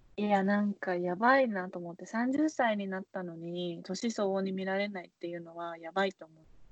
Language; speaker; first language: Japanese; native; Japanese